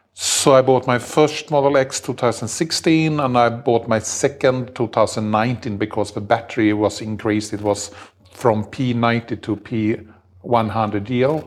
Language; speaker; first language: English; non-native, fluent; Swedish